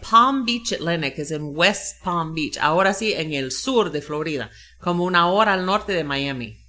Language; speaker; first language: Spanish; non-native, fluent; English